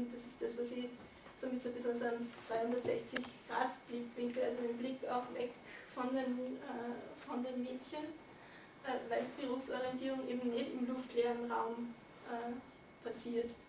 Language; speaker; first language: German; native; German